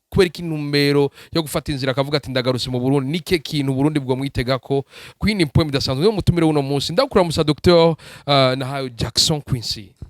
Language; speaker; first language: Rundi; native; Rundi